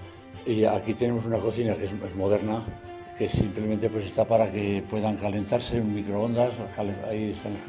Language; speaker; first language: Spanish; native; Spanish